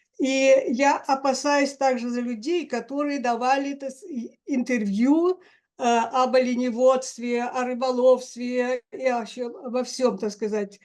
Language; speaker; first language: Russian; native; Russian